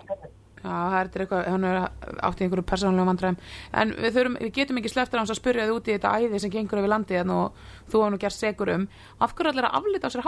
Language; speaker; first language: Icelandic; native; Icelandic